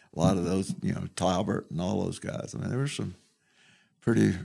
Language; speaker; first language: English; native; English